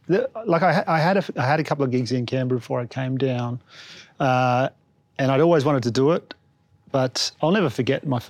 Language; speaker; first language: English; native; English